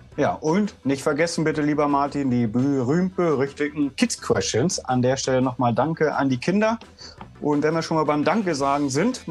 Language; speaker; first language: German; native; German